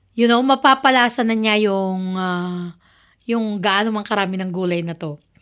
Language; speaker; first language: Filipino; native; Filipino